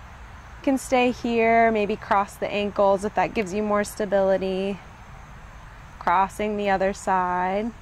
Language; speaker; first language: English; native; English